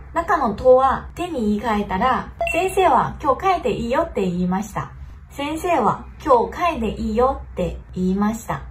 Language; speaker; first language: Japanese; non-native, fluent; Chinese